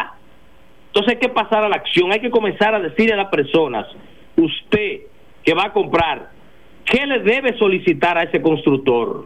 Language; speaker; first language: Spanish; native; Spanish